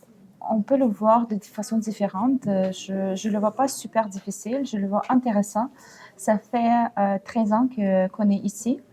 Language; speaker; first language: French; non-native, fluent; Ukrainian